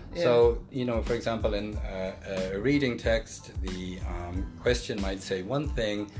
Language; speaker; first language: English; native; English